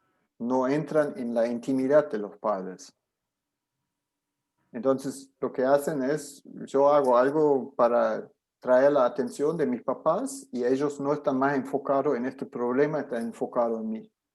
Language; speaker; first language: Spanish; non-native, fluent; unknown